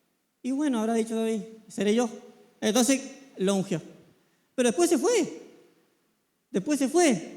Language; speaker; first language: Spanish; native; Spanish